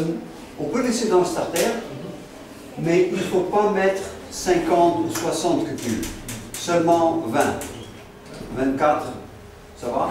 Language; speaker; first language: French; non-native, fluent; Dutch